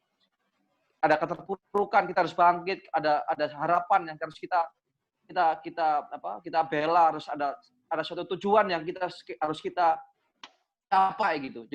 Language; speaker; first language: Indonesian; native; Indonesian